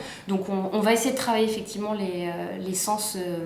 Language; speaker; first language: French; native; French